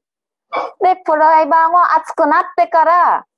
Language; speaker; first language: Japanese; non-native, learner; Vietnamese